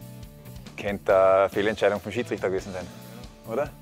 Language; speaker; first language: German; native; German